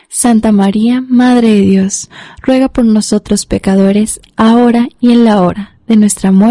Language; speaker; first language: Spanish; native; Spanish